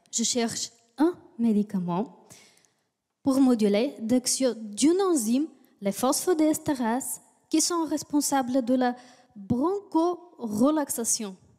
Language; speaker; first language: French; non-native, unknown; Bulgarian